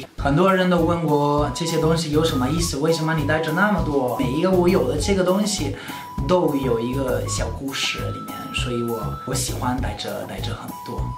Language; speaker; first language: Chinese; non-native, fluent; Spanish